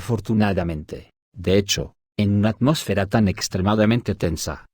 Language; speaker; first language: Spanish; native; Spanish